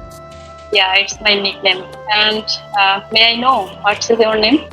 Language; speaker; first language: English; non-native, learner; Bangla